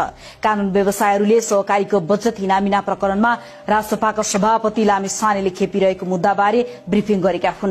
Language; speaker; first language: Nepali; native; Nepali